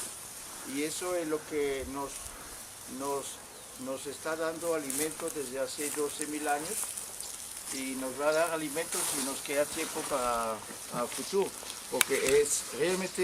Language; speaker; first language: Spanish; native; Spanish